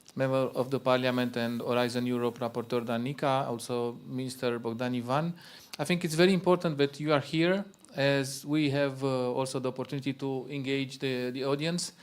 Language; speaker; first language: English; non-native, fluent; Romanian